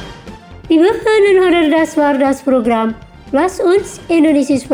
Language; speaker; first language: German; non-native, fluent; Indonesian